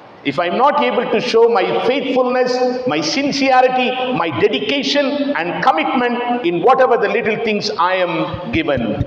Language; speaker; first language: English; non-native, local second language; Tamil